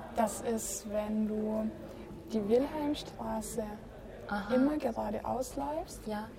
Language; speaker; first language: German; native; German